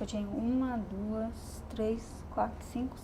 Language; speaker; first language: Portuguese; native; Portuguese